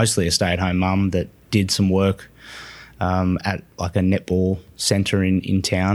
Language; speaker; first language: English; native; English